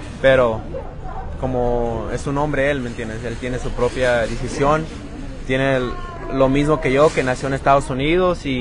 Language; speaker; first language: Spanish; early bilingual, heritage; Spanish